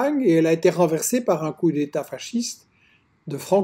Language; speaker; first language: French; native; French